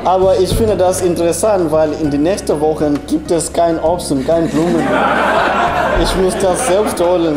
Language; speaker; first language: German; non-native, learner; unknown